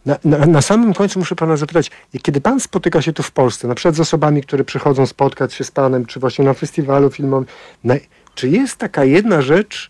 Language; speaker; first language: Polish; native; Polish